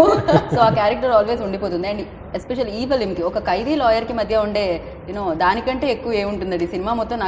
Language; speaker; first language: Telugu; native; Telugu